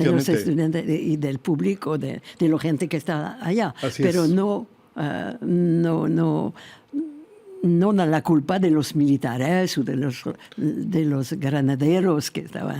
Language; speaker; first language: Spanish; non-native, fluent; French